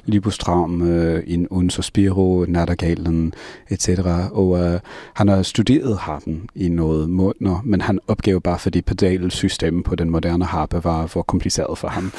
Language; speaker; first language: Danish; non-native, fluent; English